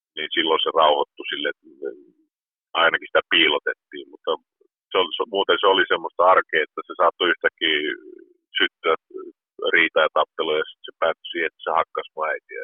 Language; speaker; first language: Finnish; early bilingual, heritage; Finnish